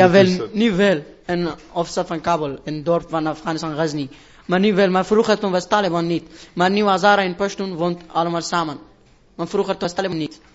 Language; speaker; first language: Dutch; non-native, learner; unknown